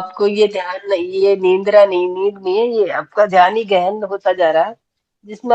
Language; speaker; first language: Hindi; native; Hindi